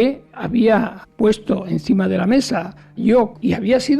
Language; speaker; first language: Spanish; native; Spanish